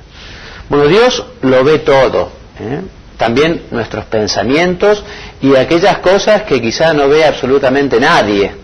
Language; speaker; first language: Spanish; native; Spanish